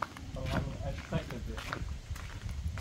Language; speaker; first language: Indonesian; non-native, local second language; Javanese